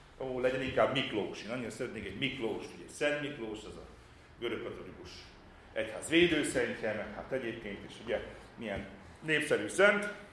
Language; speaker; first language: Hungarian; native; Hungarian